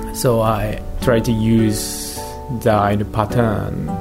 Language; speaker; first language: English; non-native, learner; Japanese